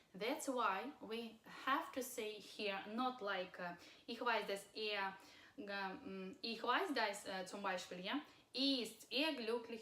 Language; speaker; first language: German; non-native, fluent; Russian